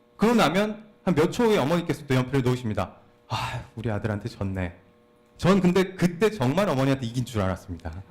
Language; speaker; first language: Korean; native; Korean